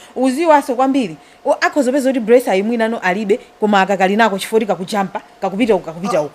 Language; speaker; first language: Nyanja; native; Nyanja